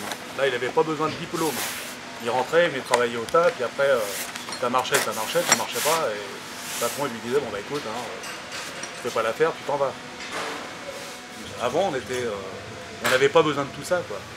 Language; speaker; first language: French; native; French